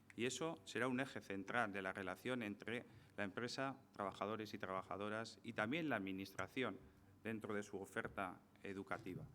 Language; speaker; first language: Spanish; native; Spanish